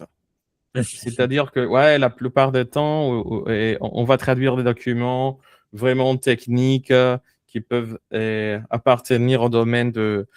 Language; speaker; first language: French; non-native, fluent; Spanish